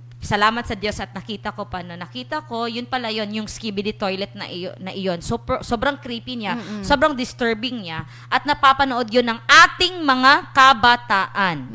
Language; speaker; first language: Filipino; non-native, local second language; Cebuano